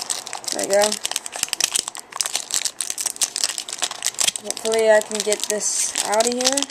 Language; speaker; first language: English; native; English